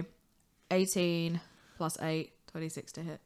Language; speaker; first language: English; native; English